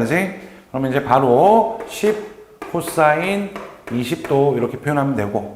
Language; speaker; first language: Korean; native; Korean